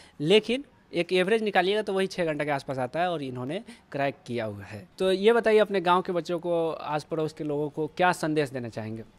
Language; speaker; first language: Hindi; native; Hindi